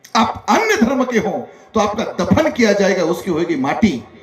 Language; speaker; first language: Hindi; non-native, local second language; Marathi